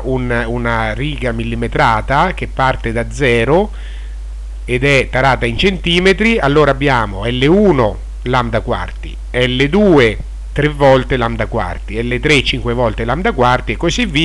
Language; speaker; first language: Italian; native; Italian